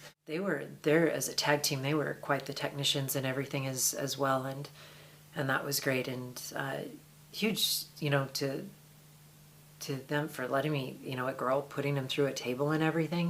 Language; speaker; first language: English; native; English